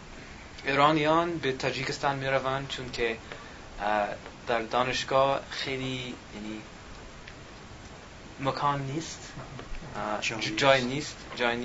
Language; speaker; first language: Persian; non-native, learner; English